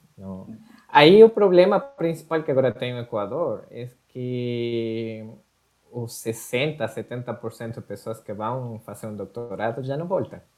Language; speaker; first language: Portuguese; non-native, fluent; Spanish